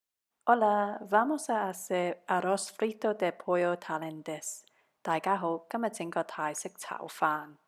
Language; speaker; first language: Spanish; non-native, fluent; Cantonese